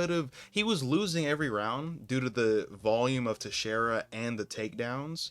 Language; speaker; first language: English; native; English